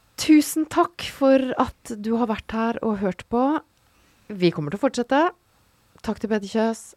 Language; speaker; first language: Norwegian; native; Norwegian